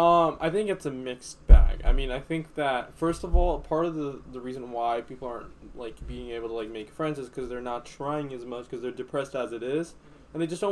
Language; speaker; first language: English; native; English